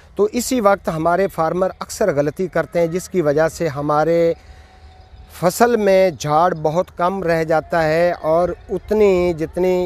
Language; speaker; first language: Urdu; non-native, local second language; Punjabi